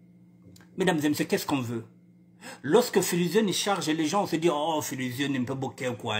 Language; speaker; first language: French; non-native, local second language; Lingala